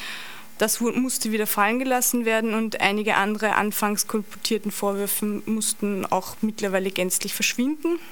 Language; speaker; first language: German; native; German